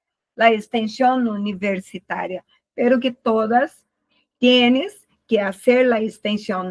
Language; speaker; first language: Spanish; non-native, learner; Portuguese